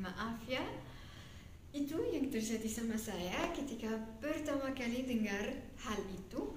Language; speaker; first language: Indonesian; non-native, fluent; Arabic